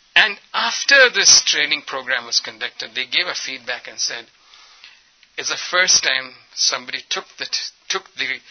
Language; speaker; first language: English; early bilingual, other home language; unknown